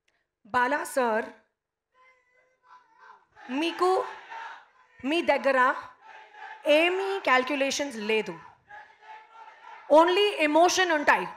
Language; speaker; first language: Telugu; non-native, learner; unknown